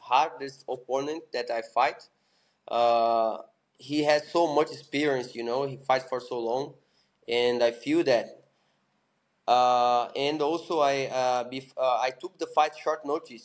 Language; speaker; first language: English; non-native, learner; Portuguese